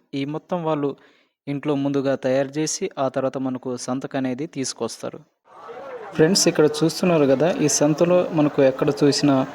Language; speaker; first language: Telugu; non-native, local second language; Koya